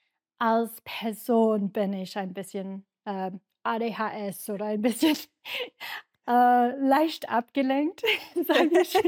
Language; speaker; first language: German; non-native, fluent; English